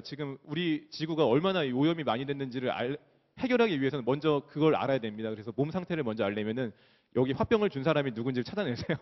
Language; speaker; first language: Korean; native; Korean